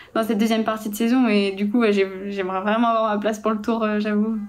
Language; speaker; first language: French; native; French